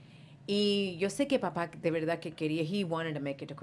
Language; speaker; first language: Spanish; early bilingual, heritage; Spanish